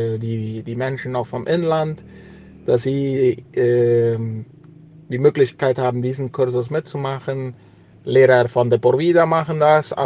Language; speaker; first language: German; early bilingual, heritage; German